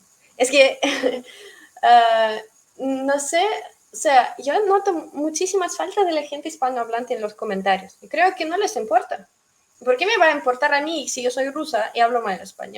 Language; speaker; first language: Spanish; non-native, fluent; Russian